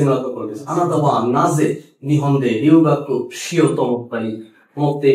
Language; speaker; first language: Japanese; non-native, fluent; Bangla